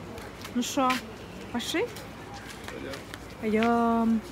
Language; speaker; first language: Russian; non-native, learner; Indonesian